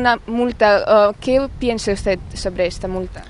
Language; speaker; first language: Spanish; non-native, learner; Russian